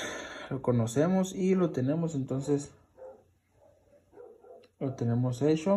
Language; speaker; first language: Spanish; native; Spanish